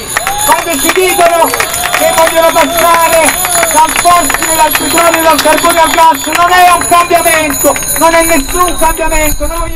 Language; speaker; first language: Italian; native; Italian